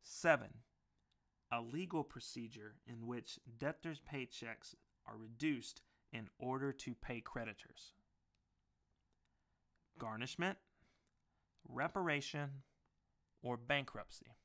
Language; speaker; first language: English; native; English